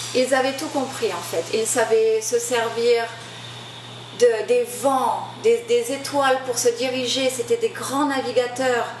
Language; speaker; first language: French; native; French